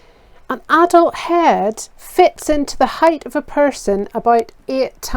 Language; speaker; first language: English; native; English